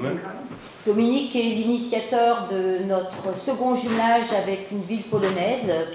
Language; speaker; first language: French; native; French